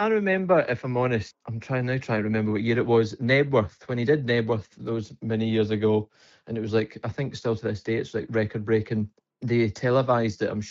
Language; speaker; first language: English; native; English